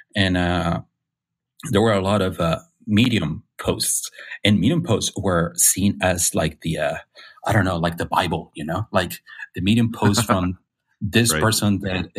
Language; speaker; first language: English; non-native, fluent; Spanish